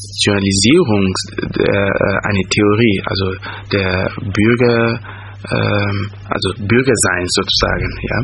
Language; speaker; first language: German; non-native, fluent; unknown